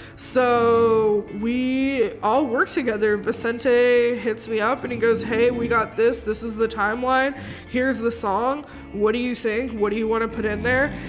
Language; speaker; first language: English; native; English